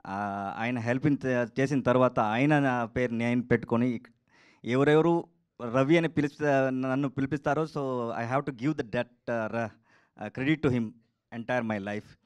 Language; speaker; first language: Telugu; non-native, learner; Kannada